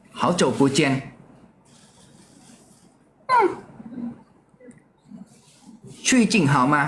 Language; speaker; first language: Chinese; non-native, learner; Thai